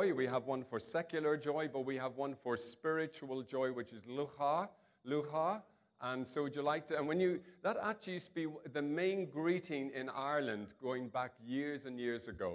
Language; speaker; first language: English; native; English